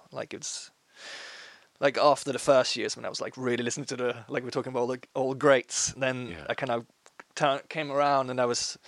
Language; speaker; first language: English; non-native, fluent; Swedish